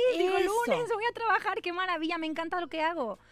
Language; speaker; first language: Spanish; native; Spanish